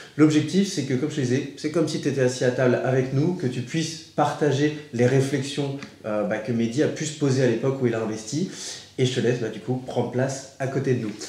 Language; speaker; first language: French; native; French